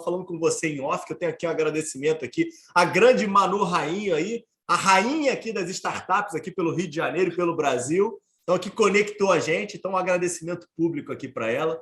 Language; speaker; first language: Portuguese; native; Portuguese